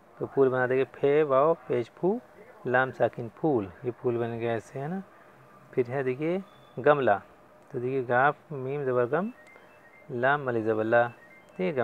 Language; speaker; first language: Hindi; native; Hindi